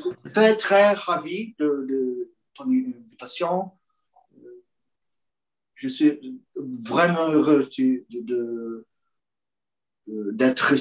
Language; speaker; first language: French; non-native, learner; Portuguese